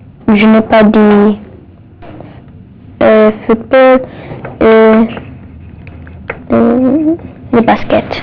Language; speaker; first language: French; non-native, learner; English